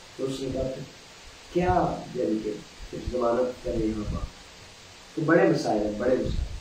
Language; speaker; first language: Urdu; non-native, local second language; Punjabi